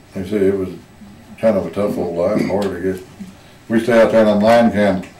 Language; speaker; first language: English; native; English